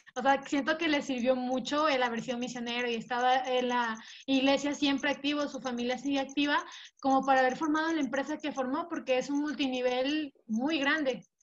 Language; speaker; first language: Spanish; native; Spanish